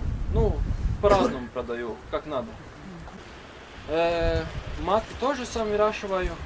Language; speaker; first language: Russian; non-native, learner; Latvian